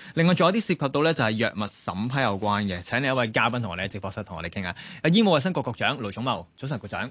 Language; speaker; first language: Cantonese; native; Cantonese